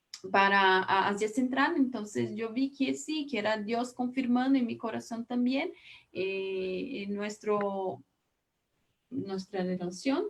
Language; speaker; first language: Spanish; non-native, learner; Portuguese